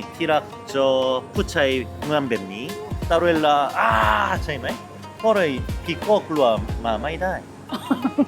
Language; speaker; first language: Thai; non-native, learner; Korean